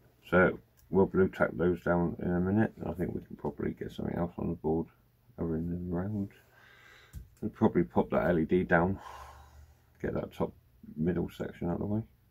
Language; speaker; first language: English; native; English